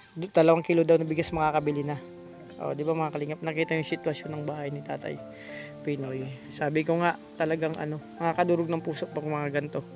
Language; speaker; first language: Filipino; non-native, local second language; Cebuano